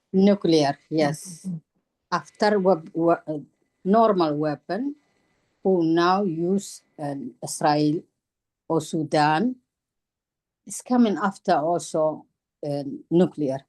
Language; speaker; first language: English; non-native, learner; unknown